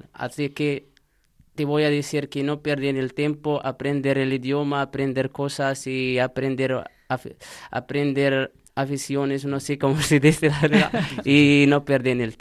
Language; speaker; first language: Spanish; non-native, learner; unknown